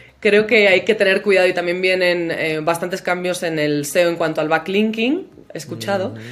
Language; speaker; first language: Spanish; native; Spanish